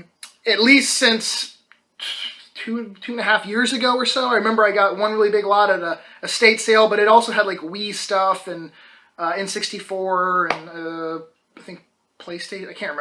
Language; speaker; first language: English; native; English